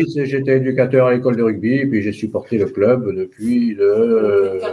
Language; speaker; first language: French; native; French